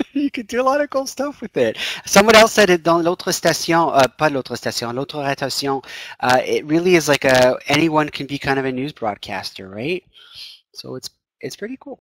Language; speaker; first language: English; native; English